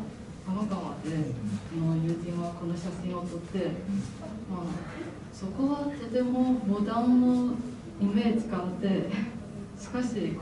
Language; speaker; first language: Japanese; non-native, fluent; Chinese